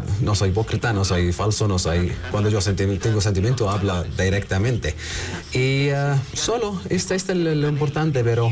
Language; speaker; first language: Spanish; non-native, learner; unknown